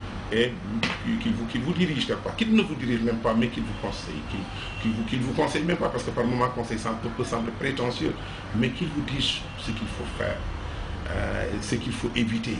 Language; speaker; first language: French; non-native, fluent; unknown